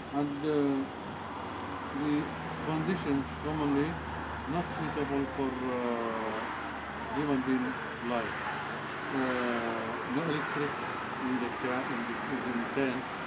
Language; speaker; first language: English; non-native, learner; Arabic